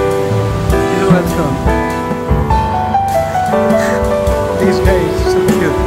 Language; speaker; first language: English; non-native, fluent; French